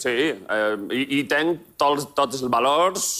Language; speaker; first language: Catalan; non-native, local second language; Spanish